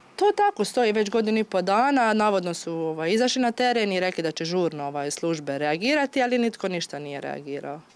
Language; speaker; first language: Croatian; native; Croatian